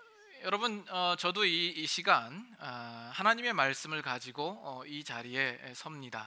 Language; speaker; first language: Korean; native; Korean